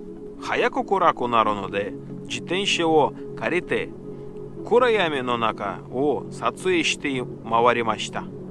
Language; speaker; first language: Japanese; non-native, learner; Russian